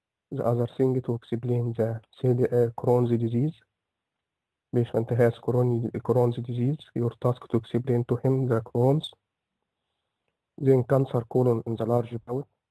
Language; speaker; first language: English; non-native, fluent; Arabic